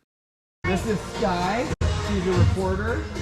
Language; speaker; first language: English; native; English